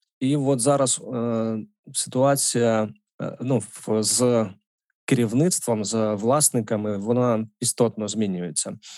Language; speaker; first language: Ukrainian; native; Ukrainian